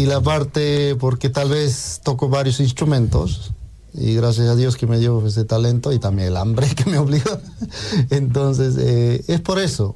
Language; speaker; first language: Spanish; native; Spanish